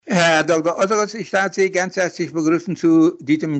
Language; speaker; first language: German; non-native, fluent; Persian